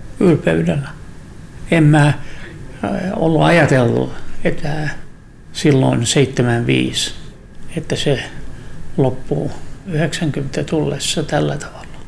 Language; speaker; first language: Finnish; non-native, local second language; Swedish